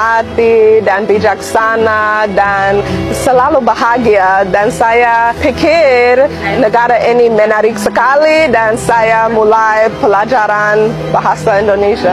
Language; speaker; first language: Indonesian; non-native, learner; English